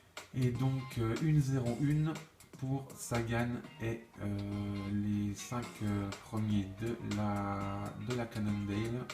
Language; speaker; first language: French; native; French